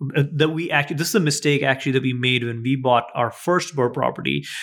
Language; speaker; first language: English; non-native, local second language; Gujarati